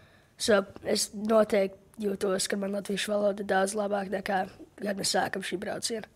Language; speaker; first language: Latvian; early bilingual, heritage; English